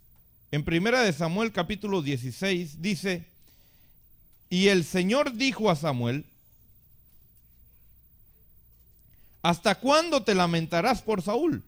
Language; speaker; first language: Spanish; native; Spanish